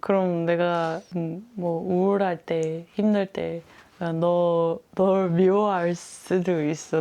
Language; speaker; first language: Korean; non-native, fluent; Dutch